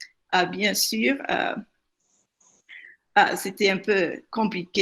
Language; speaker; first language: French; non-native, fluent; English